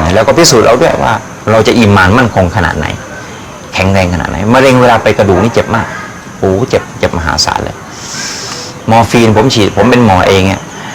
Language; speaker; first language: Thai; native; Thai